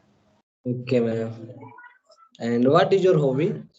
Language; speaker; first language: English; non-native, learner; Hindi